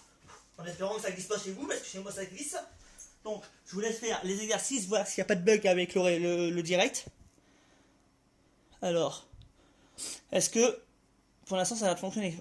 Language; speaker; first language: French; native; French